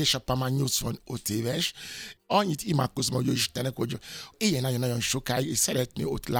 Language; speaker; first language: Hungarian; non-native, fluent; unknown